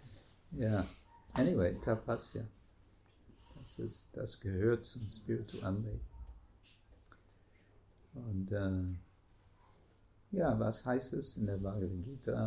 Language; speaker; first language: German; non-native, fluent; English